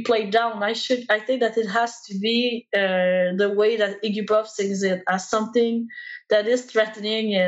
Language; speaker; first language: English; non-native, fluent; French